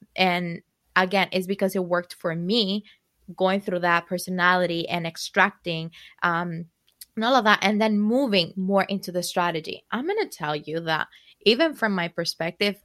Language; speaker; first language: English; non-native, fluent; Spanish